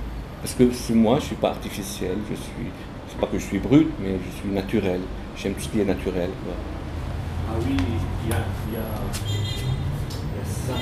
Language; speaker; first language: French; non-native, local second language; Arabic